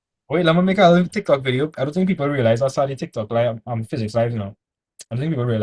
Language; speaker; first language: English; native; English